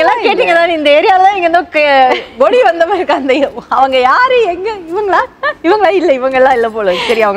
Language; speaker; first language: Tamil; native; Tamil